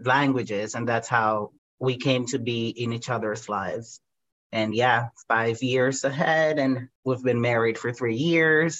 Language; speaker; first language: English; non-native, fluent; Spanish